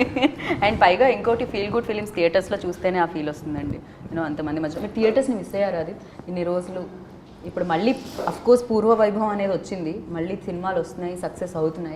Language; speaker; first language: Telugu; native; Telugu